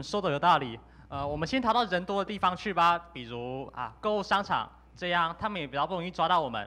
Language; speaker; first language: Chinese; native; Chinese